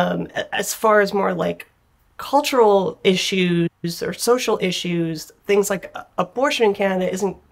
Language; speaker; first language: English; native; English